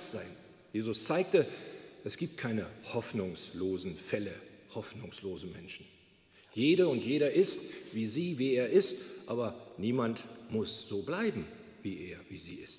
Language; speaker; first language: German; native; German